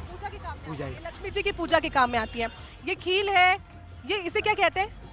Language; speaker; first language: Hindi; native; Hindi